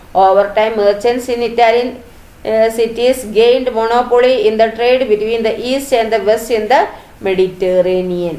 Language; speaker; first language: English; non-native, local second language; Malayalam